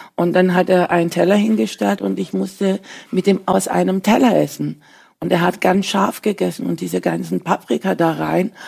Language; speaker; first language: German; early bilingual, other home language; Turkish